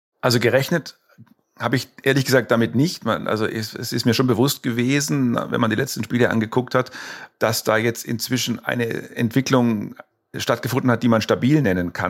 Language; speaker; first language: German; native; German